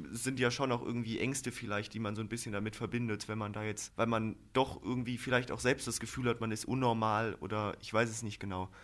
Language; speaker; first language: German; native; German